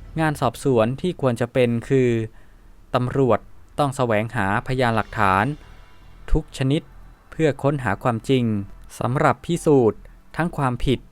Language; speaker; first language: Thai; native; Thai